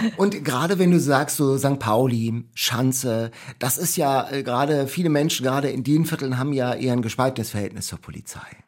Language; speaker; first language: German; native; German